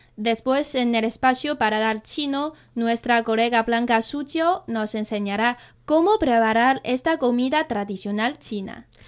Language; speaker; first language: Spanish; non-native, fluent; Chinese